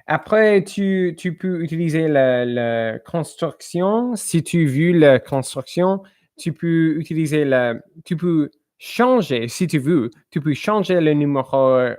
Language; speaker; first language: French; non-native, learner; English